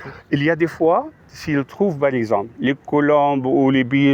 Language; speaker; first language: French; non-native, fluent; Arabic